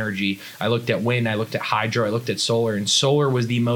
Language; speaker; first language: English; native; English